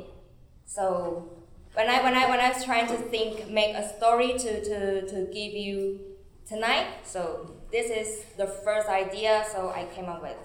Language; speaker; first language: English; non-native, fluent; Chinese